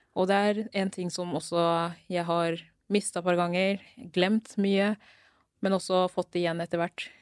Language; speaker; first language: Norwegian; early bilingual, other home language; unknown